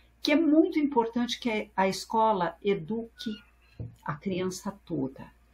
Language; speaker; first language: Portuguese; early bilingual, other home language; French